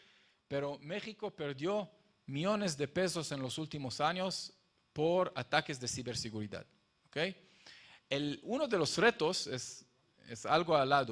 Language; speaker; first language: Spanish; non-native, fluent; Hebrew